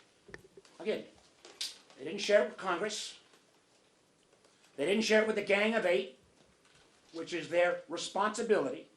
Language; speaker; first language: English; native; English